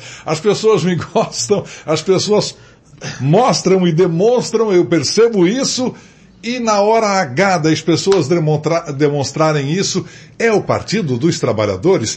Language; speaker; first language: Portuguese; native; Portuguese